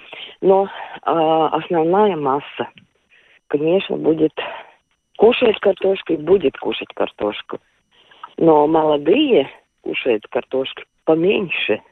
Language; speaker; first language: Russian; non-native, local second language; Latvian